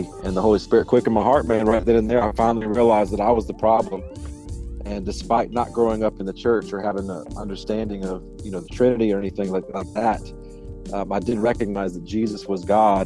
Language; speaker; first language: English; native; English